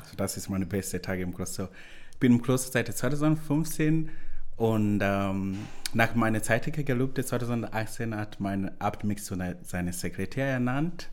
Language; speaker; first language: German; non-native, learner; Swahili